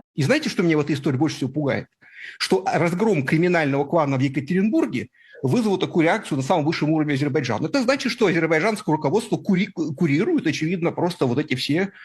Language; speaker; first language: Russian; native; Russian